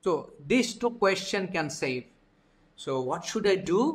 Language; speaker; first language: English; non-native, local second language; Bangla